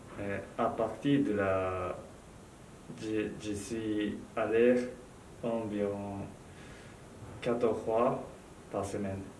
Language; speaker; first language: French; non-native, learner; Japanese